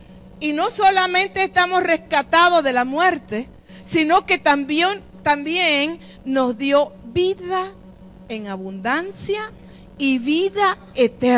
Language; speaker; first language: Spanish; native; Spanish